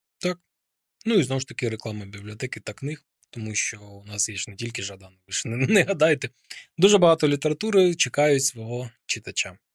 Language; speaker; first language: Ukrainian; native; Ukrainian